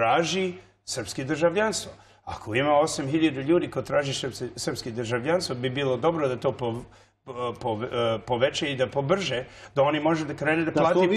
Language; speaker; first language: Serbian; early bilingual, heritage; English